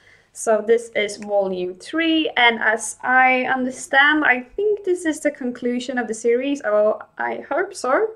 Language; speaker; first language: English; non-native, fluent; Swedish